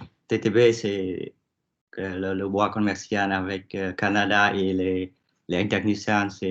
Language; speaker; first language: French; non-native, learner; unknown